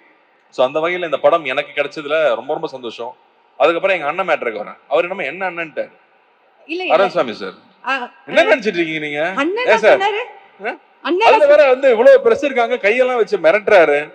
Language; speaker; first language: Tamil; native; Tamil